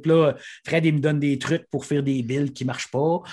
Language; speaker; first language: French; native; French